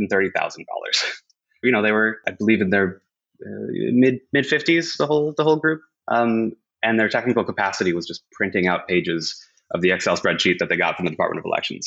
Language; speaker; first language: English; native; English